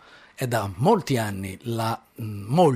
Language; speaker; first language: Italian; native; Italian